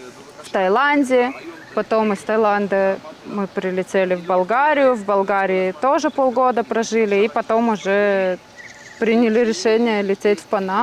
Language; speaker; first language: Russian; native; Russian